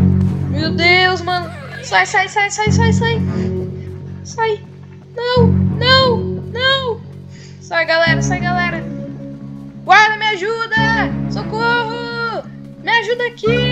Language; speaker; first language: Portuguese; native; Portuguese